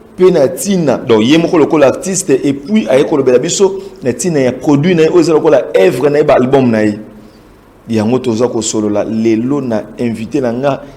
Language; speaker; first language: Lingala; native; Lingala